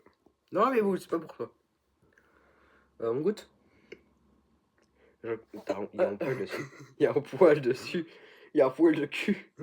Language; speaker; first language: French; native; French